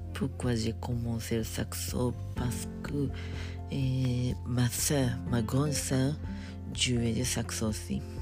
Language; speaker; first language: French; non-native, learner; Japanese